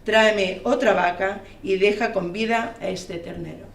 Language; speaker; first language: Spanish; non-native, local second language; Catalan